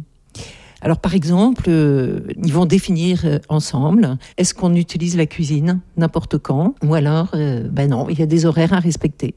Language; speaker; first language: French; native; French